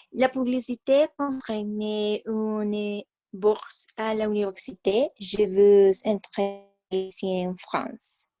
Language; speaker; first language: French; non-native, learner; Spanish